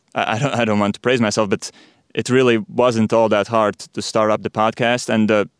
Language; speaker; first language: English; non-native, fluent; Latvian